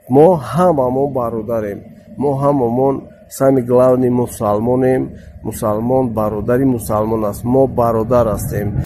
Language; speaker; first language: Tajik; native; Tajik